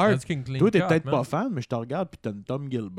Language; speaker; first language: French; native; French